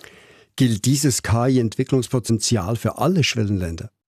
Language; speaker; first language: German; native; German